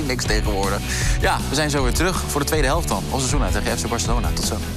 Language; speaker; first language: Dutch; native; Dutch